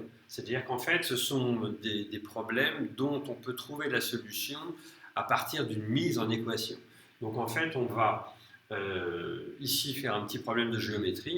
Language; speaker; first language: French; native; French